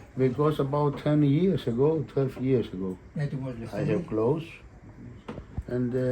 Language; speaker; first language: English; non-native, learner; Greek